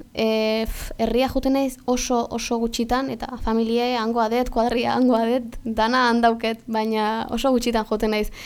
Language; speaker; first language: Basque; native; Basque